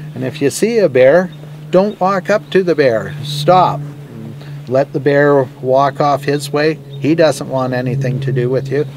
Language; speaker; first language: English; native; English